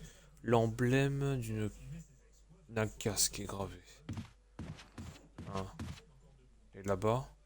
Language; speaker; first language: French; native; French